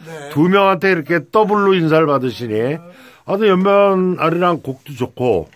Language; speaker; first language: Korean; native; Korean